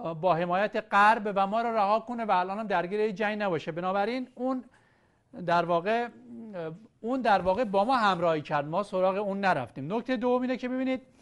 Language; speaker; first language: Persian; native; Persian